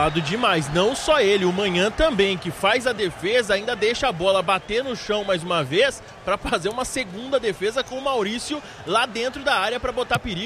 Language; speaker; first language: Portuguese; native; Portuguese